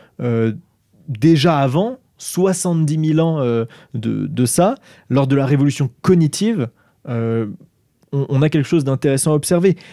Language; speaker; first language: French; native; French